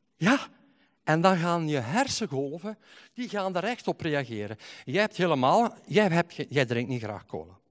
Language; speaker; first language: Dutch; native; Dutch